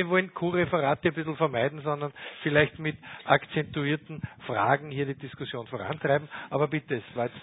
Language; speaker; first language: German; native; German